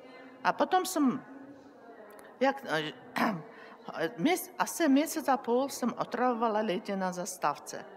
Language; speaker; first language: Czech; non-native, learner; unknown